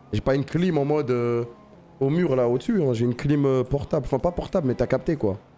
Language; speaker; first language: French; native; French